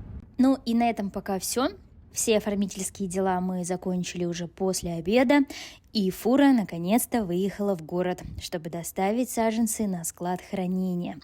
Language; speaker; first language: Russian; native; Russian